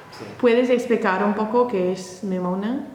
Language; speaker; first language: Spanish; non-native, learner; English